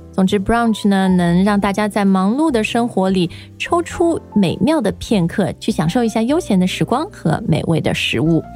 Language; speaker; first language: Chinese; native; Chinese